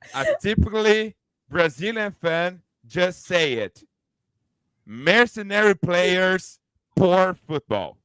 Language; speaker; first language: English; non-native, learner; Portuguese